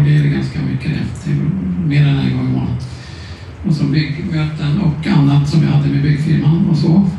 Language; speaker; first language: Swedish; native; Swedish